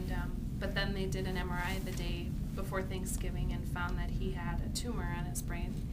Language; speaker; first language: English; native; English